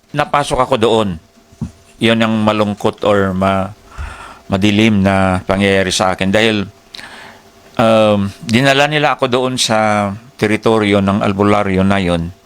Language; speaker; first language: Filipino; non-native, local second language; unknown